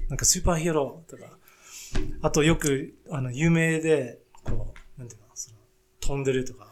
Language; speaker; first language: Japanese; non-native, fluent; English